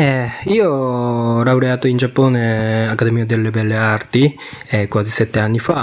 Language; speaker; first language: Italian; non-native, learner; Japanese